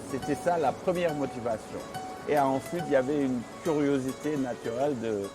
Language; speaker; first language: French; non-native, local second language; Wolof